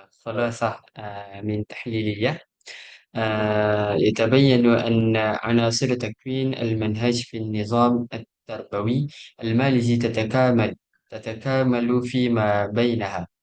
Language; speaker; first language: Arabic; non-native, learner; Malay